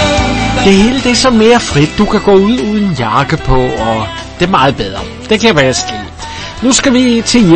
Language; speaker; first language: Danish; native; Danish